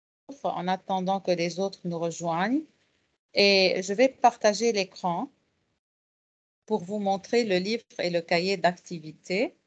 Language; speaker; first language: French; non-native, fluent; Arabic